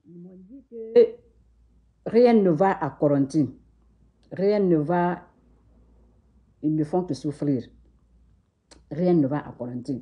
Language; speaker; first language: French; non-native, local second language; Susu